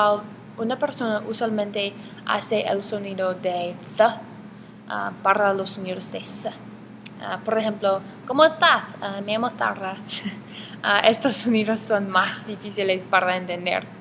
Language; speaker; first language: Spanish; non-native, learner; English